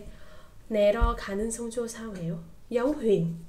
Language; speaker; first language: Korean; non-native, learner; Vietnamese